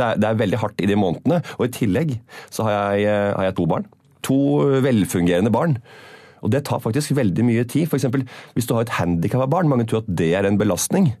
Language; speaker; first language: Norwegian; native; Norwegian